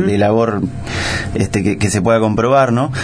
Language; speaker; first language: Spanish; native; Spanish